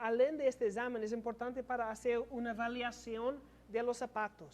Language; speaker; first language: Spanish; non-native, learner; English